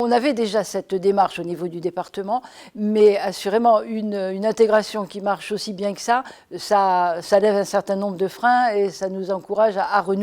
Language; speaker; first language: French; native; French